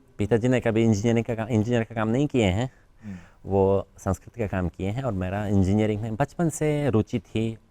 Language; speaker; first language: Hindi; non-native, fluent; Polish